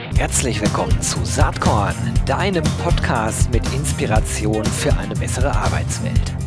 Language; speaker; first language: German; native; German